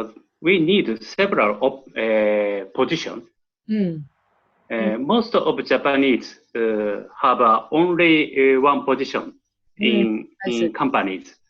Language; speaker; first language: English; non-native, learner; Japanese